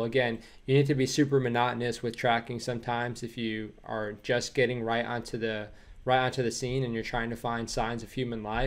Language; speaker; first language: English; native; English